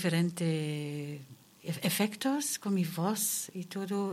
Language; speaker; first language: Spanish; non-native, learner; German